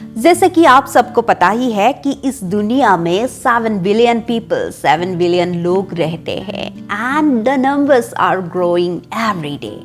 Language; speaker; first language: Hindi; non-native, local second language; Assamese